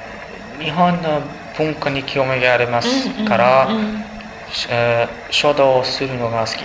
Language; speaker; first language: Japanese; non-native, learner; English